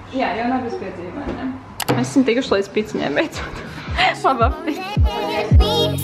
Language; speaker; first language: Latvian; native; Latvian